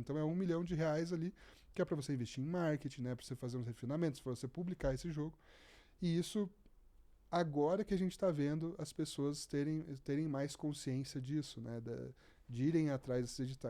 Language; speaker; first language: Portuguese; native; Portuguese